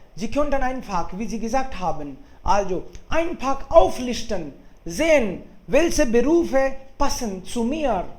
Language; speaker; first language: German; non-native, fluent; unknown